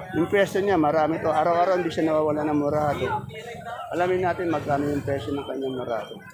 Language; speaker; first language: Filipino; native; Filipino